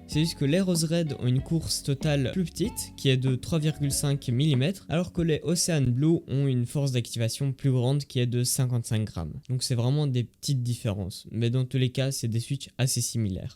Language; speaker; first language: French; native; French